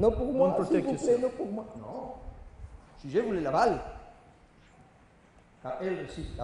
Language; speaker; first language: French; non-native, learner; Spanish